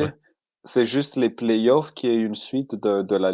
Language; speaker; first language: French; non-native, local second language; Malagasy